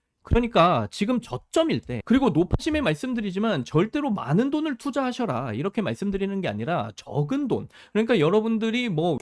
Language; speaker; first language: Korean; native; Korean